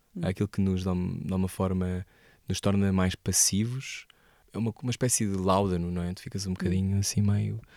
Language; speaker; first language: Portuguese; native; Portuguese